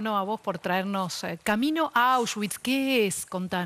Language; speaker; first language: Spanish; native; Spanish